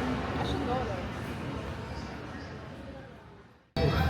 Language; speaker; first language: English; non-native, fluent; Spanish